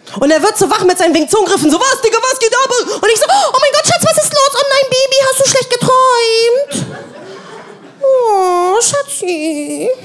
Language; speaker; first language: German; native; German